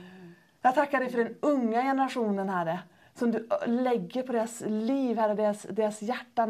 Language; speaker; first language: Swedish; native; Swedish